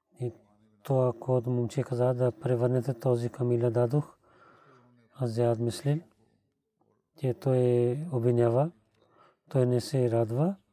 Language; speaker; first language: Bulgarian; non-native, learner; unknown